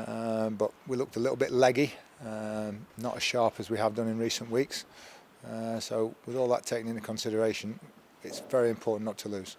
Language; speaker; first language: English; native; English